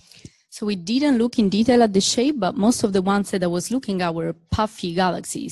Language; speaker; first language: English; non-native, fluent; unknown